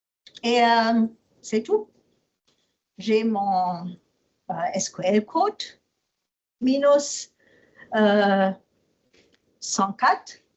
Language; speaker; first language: French; non-native, learner; German